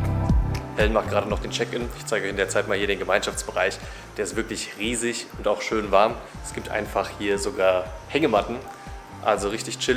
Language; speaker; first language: German; native; German